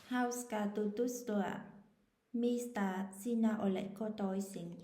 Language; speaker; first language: Finnish; non-native, learner; Vietnamese